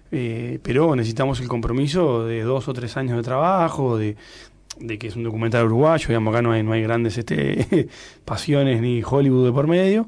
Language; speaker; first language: Spanish; native; Spanish